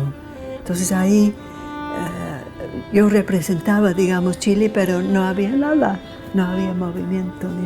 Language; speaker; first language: Spanish; non-native, fluent; English